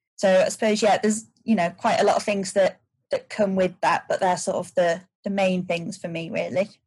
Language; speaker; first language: English; native; English